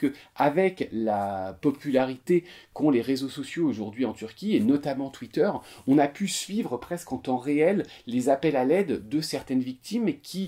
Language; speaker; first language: French; native; French